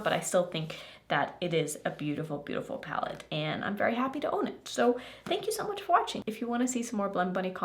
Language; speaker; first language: English; native; English